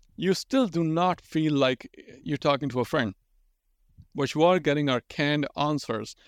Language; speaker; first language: English; non-native, local second language; Urdu